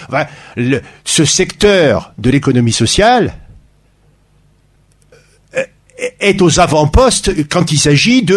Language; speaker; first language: French; native; French